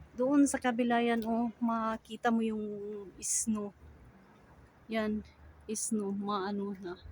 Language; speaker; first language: Filipino; native; Filipino